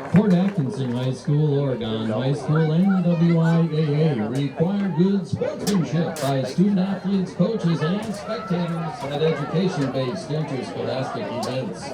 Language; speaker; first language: English; native; English